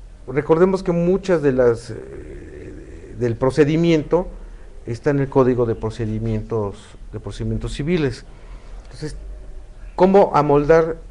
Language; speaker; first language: Spanish; native; Spanish